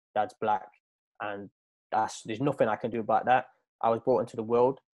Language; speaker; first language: English; native; English